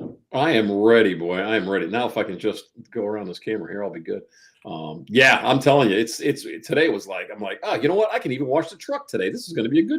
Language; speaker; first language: English; native; English